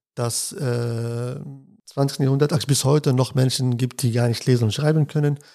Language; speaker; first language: German; non-native, fluent; Arabic